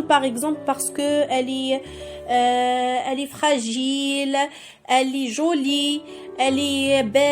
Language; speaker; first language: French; non-native, local second language; Arabic